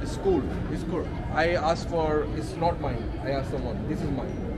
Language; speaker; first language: English; non-native, local second language; Hindi